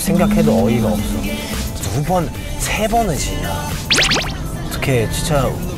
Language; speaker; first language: Korean; non-native, fluent; Cantonese